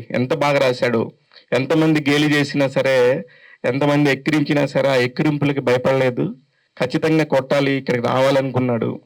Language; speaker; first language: Telugu; native; Telugu